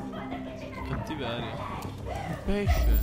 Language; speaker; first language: Italian; native; Italian